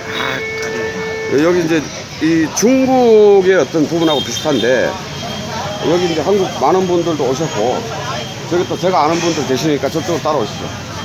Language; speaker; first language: Korean; native; Korean